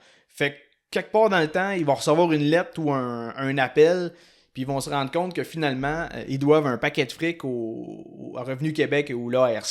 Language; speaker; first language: French; native; French